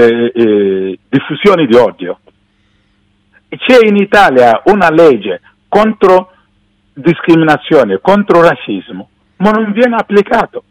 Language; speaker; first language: Italian; non-native, fluent; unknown